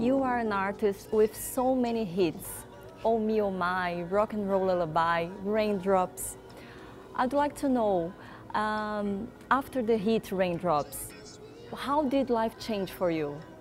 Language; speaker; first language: English; non-native, fluent; Portuguese